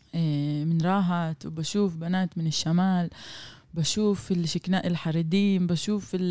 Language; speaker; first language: Arabic; non-native, fluent; Hebrew